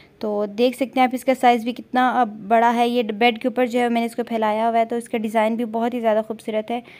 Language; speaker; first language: Urdu; non-native, local second language; Punjabi